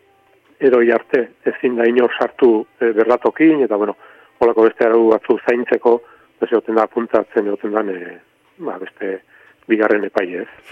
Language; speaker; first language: Basque; native; Basque